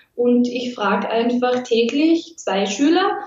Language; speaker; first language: German; native; German